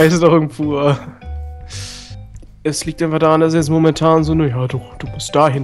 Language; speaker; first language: German; native; German